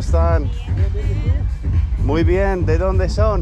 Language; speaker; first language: Spanish; non-native, learner; English